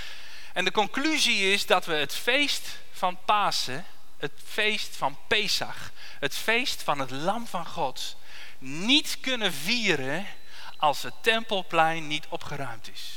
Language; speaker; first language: Dutch; native; Dutch